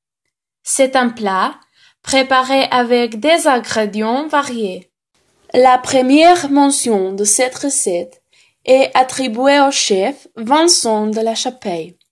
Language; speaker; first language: French; non-native, learner; Slovenian